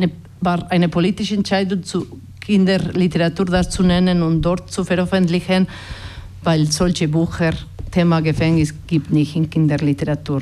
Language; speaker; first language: German; non-native, fluent; Basque